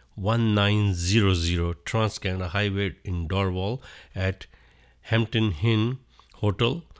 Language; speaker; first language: English; non-native, local second language; Hindi